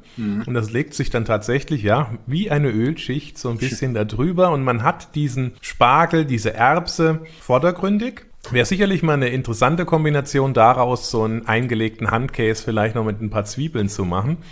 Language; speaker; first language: German; native; German